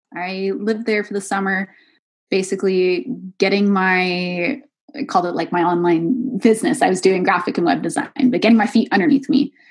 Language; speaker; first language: English; native; English